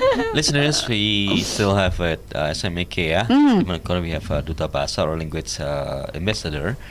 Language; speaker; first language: English; non-native, learner; Indonesian